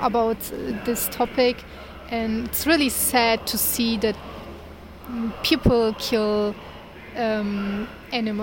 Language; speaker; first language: English; non-native, learner; Turkish